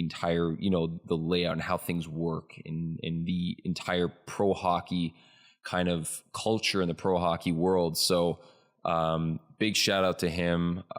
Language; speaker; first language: English; native; English